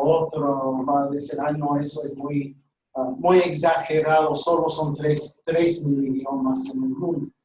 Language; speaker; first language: Spanish; non-native, fluent; English